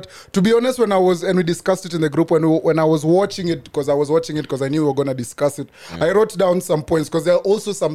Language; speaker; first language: English; non-native, local second language; Swahili